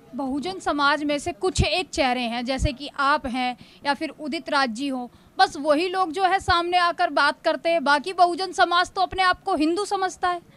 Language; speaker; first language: Hindi; native; Hindi